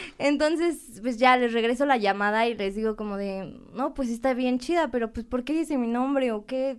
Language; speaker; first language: Spanish; native; Spanish